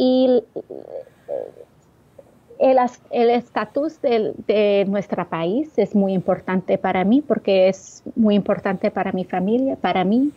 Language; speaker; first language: Spanish; early bilingual, heritage; Spanish